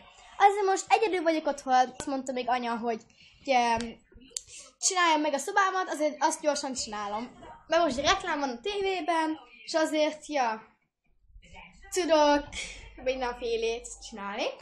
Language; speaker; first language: Hungarian; early bilingual, heritage; Hungarian